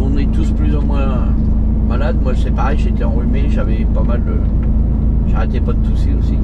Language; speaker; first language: French; native; French